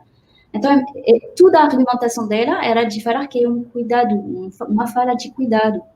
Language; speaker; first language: Portuguese; non-native, fluent; French